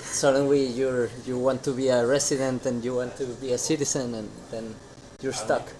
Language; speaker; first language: English; non-native, fluent; Spanish